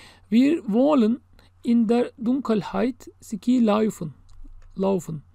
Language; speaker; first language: German; non-native, fluent; Turkish